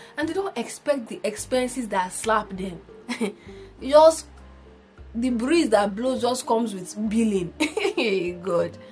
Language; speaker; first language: English; non-native, local second language; Igbo